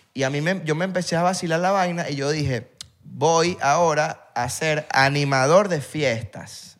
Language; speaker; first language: Spanish; native; Spanish